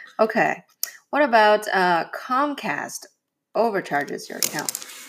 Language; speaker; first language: English; non-native, fluent; Chinese